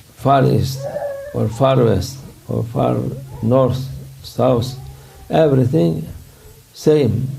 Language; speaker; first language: English; non-native, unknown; Turkish